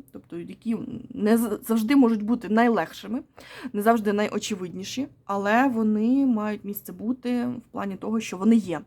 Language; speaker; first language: Ukrainian; non-native, local second language; Russian